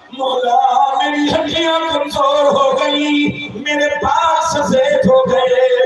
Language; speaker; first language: Urdu; native; Urdu